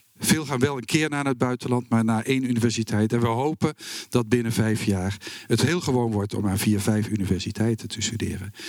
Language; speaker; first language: Dutch; native; Dutch